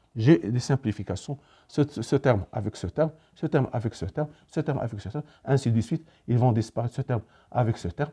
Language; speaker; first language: French; non-native, local second language; Arabic